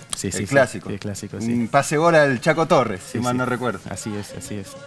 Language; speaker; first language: Spanish; non-native, fluent; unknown